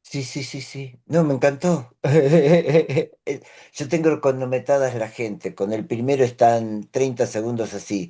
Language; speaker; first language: Spanish; native; Spanish